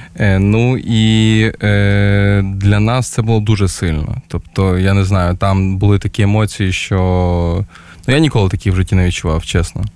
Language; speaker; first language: Ukrainian; native; Ukrainian